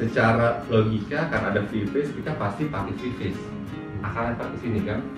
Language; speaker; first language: Indonesian; native; Indonesian